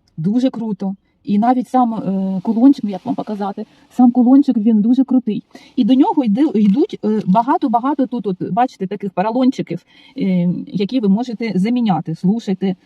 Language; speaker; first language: Ukrainian; non-native, local second language; Russian